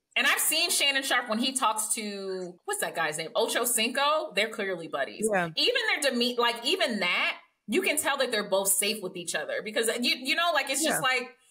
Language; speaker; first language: English; native; English